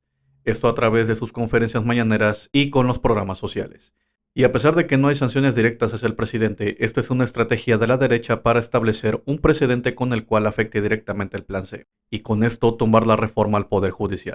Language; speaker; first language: Spanish; native; Spanish